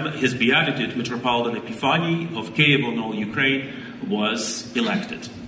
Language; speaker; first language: English; non-native, fluent; Ukrainian